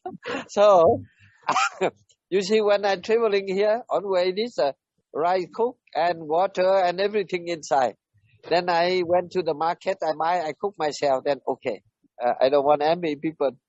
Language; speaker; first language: English; non-native, learner; Vietnamese